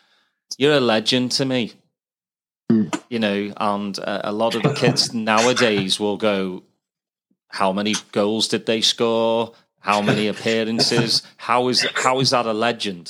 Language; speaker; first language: English; native; English